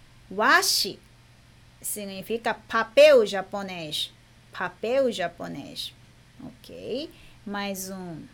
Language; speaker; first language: Portuguese; non-native, fluent; Japanese